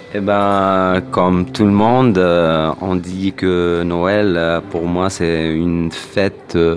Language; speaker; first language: French; non-native, local second language; Arabic